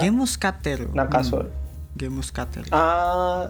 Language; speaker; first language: Japanese; non-native, learner; Indonesian